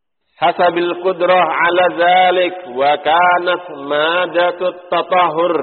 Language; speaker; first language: Arabic; non-native, fluent; Indonesian